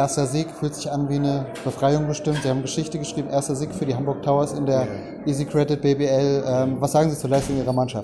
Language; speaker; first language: German; native; German